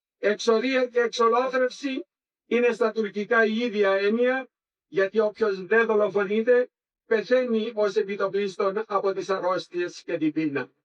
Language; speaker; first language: Greek; native; Greek